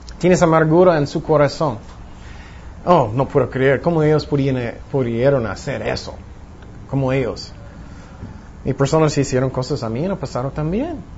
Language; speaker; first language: Spanish; non-native, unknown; English